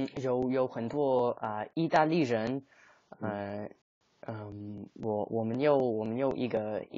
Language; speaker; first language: Chinese; non-native, learner; English